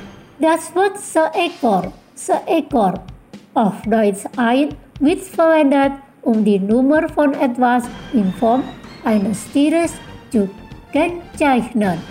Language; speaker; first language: German; non-native, fluent; Indonesian